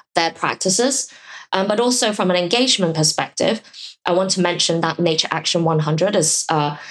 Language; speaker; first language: English; non-native, local second language; Cantonese